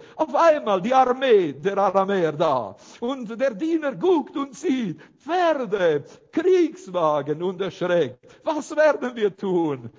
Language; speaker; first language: German; non-native, fluent; Romanian